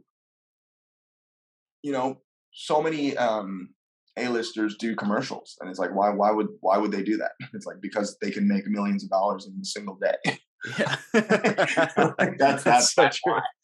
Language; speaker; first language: English; non-native, fluent; French